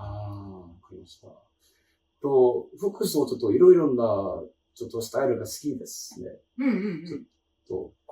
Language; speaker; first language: Japanese; non-native, learner; English